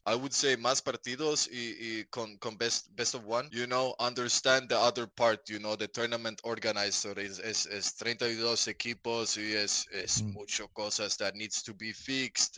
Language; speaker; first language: English; non-native, fluent; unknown